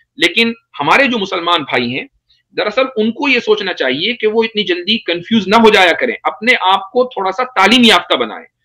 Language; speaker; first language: Urdu; native; Urdu